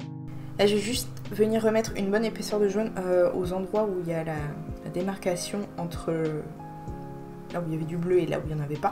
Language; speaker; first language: French; native; French